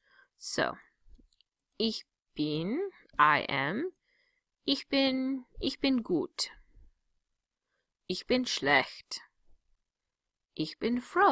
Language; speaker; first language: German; non-native, fluent; English